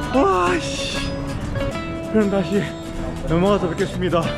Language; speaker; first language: Korean; native; Korean